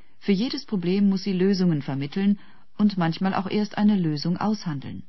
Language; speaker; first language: German; native; German